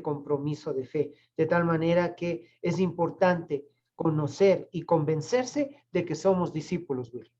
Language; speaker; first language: Spanish; native; Spanish